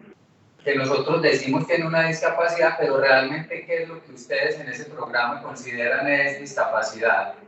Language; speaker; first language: Spanish; native; Spanish